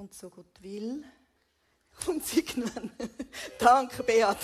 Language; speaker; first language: German; native; German